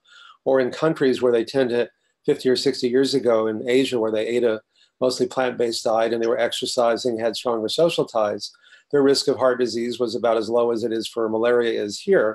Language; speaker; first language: English; native; English